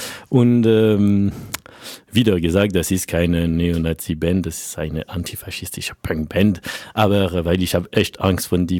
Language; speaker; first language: German; non-native, fluent; French